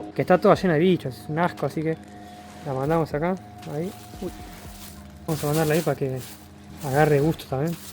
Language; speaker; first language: Spanish; native; Spanish